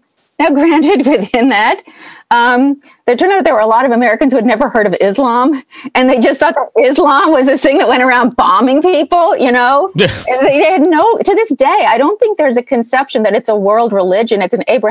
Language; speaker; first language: English; native; English